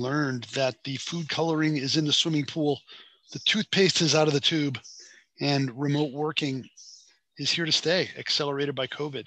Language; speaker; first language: English; native; English